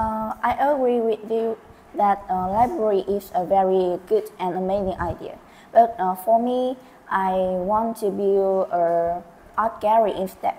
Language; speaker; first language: English; non-native, learner; Vietnamese